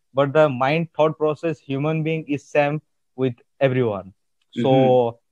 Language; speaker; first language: English; non-native, local second language; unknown